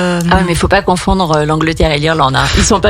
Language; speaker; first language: French; native; French